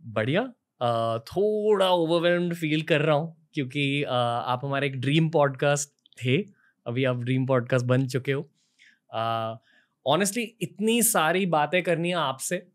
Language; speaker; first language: Hindi; native; Hindi